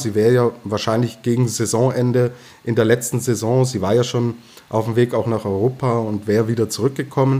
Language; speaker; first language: German; native; German